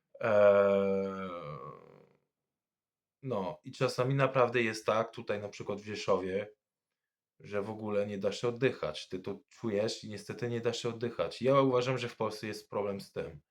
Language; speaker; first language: Polish; non-native, fluent; French